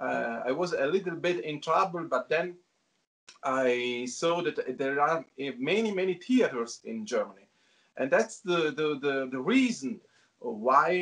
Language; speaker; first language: English; non-native, learner; Italian